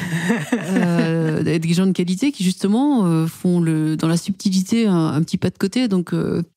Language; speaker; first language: French; native; French